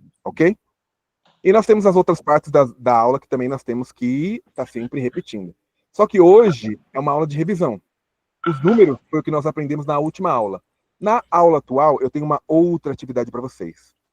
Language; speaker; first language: Portuguese; native; Portuguese